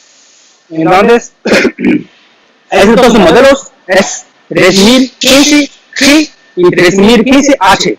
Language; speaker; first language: Spanish; non-native, learner; Chinese